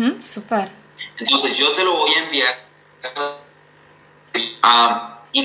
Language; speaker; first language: Spanish; non-native, learner; Czech